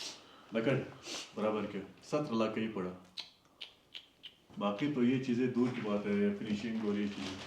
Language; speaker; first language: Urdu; non-native, local second language; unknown